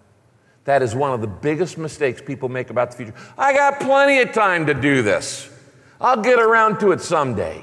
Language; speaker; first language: English; native; English